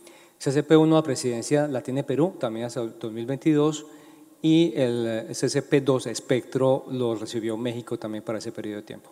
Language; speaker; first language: Spanish; native; Spanish